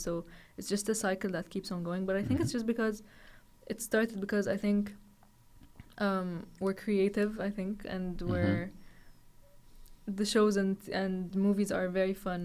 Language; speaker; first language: English; non-native, fluent; Arabic